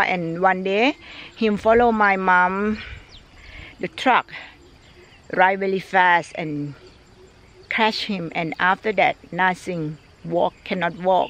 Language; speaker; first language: English; non-native, learner; Thai